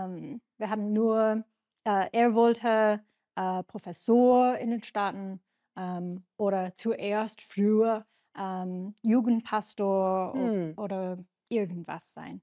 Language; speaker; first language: German; non-native, learner; English